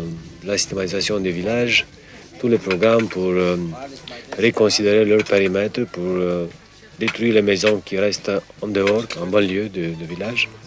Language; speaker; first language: French; non-native, fluent; Romanian